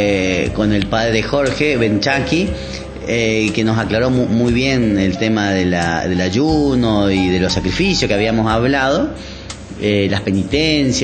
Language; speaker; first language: Spanish; native; Spanish